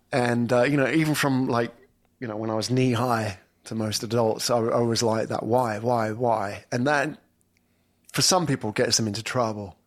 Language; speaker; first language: English; native; English